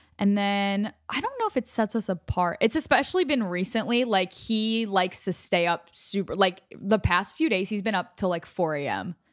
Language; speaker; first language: English; native; English